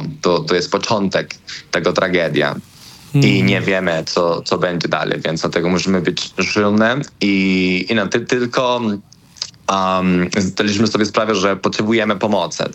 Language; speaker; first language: Polish; non-native, learner; Spanish